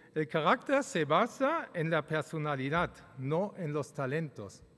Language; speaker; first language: Spanish; early bilingual, other home language; German